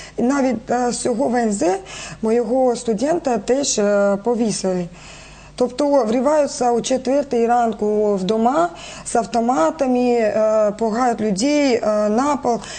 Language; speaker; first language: Ukrainian; non-native, local second language; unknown